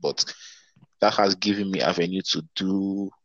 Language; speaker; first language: English; non-native, local second language; Igbo